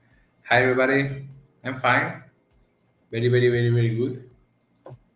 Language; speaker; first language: English; non-native, learner; Spanish